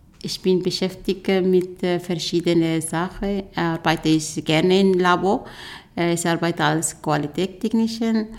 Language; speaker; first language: German; non-native, learner; Arabic